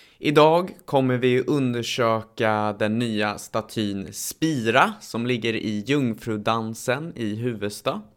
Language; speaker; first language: Swedish; native; Swedish